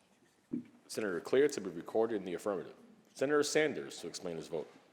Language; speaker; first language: English; native; English